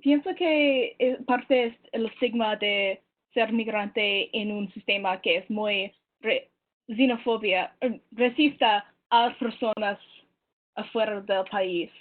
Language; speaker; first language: Spanish; non-native, learner; English